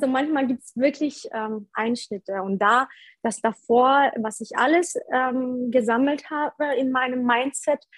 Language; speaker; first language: German; early bilingual, other home language; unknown